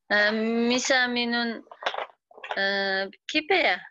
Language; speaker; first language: Finnish; non-native, learner; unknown